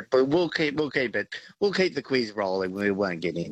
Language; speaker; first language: English; native; English